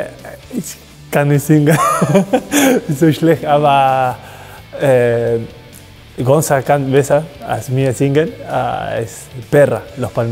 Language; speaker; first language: German; non-native, learner; Spanish